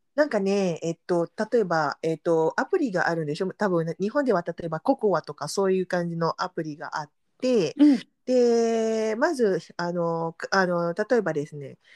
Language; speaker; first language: Japanese; non-native, fluent; Malay